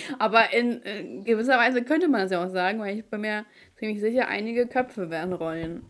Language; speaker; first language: German; early bilingual, other home language; Ukrainian